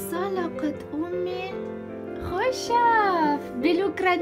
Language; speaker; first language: Arabic; non-native, fluent; Ukrainian